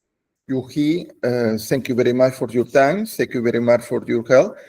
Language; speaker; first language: English; non-native, learner; Spanish